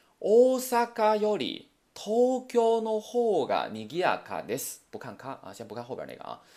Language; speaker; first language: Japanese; non-native, fluent; Chinese